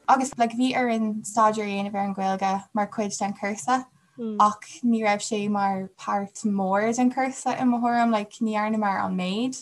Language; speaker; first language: Irish; non-native, local second language; English